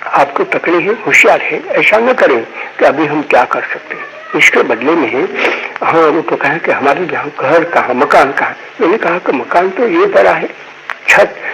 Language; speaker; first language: Hindi; non-native, local second language; Gujarati